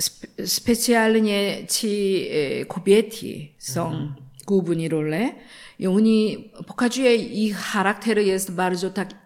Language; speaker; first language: Polish; non-native, learner; Korean